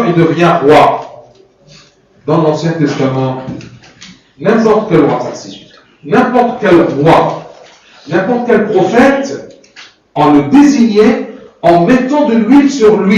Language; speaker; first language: French; non-native, fluent; Arabic